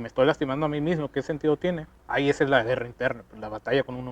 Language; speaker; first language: Spanish; native; Spanish